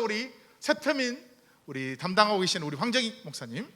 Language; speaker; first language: Korean; native; Korean